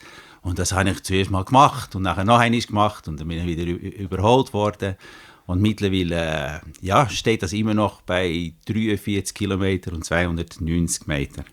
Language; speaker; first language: German; non-native, fluent; Dutch